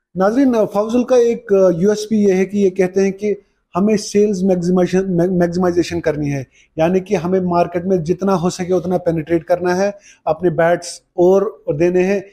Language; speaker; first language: Hindi; non-native, local second language; Kashmiri